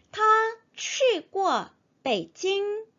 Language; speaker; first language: Chinese; non-native, fluent; Korean